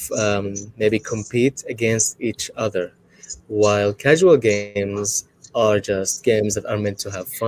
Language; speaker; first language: English; non-native, fluent; Arabic